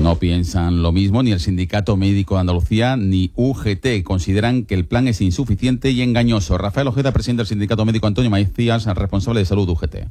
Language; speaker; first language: Spanish; native; Spanish